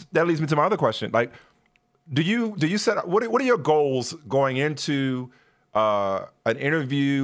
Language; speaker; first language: English; native; English